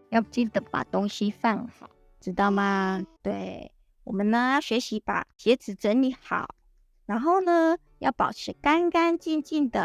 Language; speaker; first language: Chinese; native; Chinese